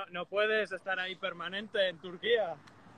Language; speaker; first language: Spanish; non-native, learner; Slovak